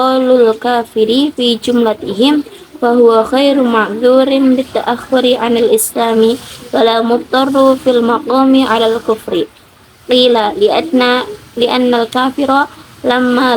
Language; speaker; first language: Arabic; non-native, learner; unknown